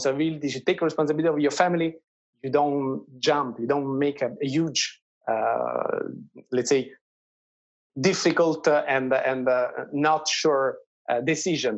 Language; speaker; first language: English; non-native, fluent; Italian